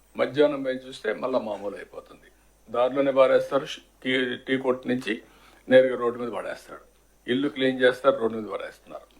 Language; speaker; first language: Telugu; native; Telugu